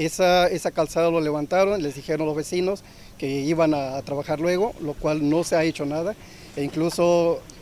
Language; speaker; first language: Spanish; native; Spanish